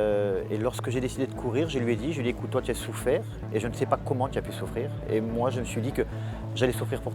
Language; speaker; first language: French; native; French